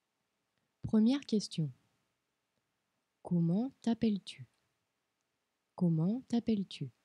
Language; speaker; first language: French; non-native, fluent; Portuguese